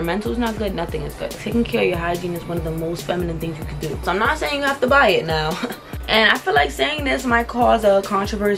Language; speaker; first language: English; native; English